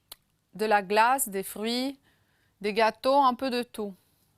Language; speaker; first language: French; non-native, fluent; Romanian